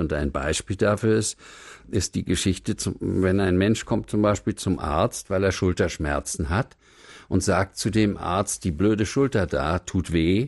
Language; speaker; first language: German; native; German